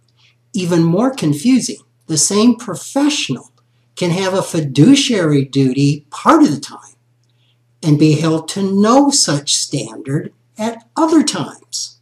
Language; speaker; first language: English; native; English